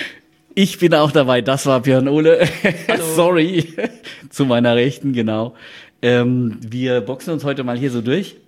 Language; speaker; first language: German; native; German